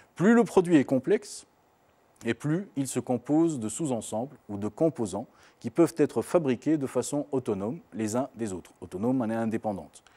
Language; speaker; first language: French; non-native, local second language; Arabic